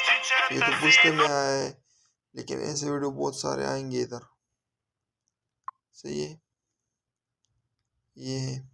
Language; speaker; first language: Hindi; non-native, local second language; Punjabi